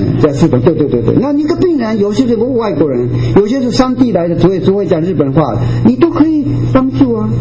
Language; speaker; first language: Chinese; non-native, local second language; Japanese